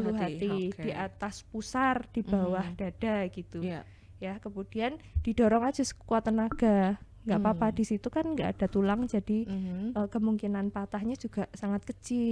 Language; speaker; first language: Indonesian; native; Indonesian